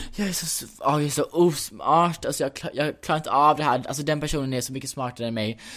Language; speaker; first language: Swedish; early bilingual, heritage; Swedish